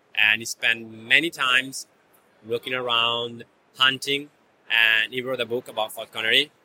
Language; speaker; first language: English; non-native, fluent; Italian